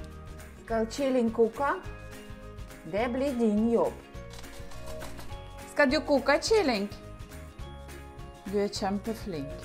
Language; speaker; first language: Norwegian; non-native, learner; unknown